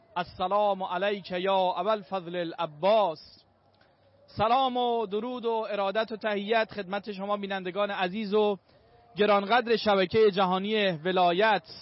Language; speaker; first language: Persian; native; Persian